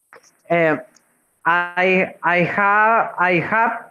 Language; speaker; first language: English; non-native, learner; Spanish